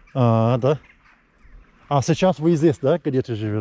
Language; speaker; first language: Russian; non-native, learner; English